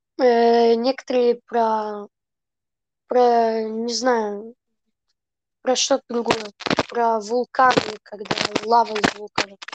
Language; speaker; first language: Russian; early bilingual, heritage; Russian